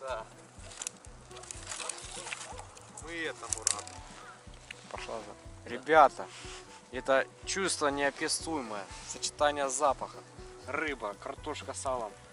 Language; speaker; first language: Russian; native; Russian